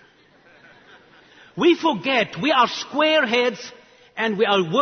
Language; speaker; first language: English; non-native, local second language; Afrikaans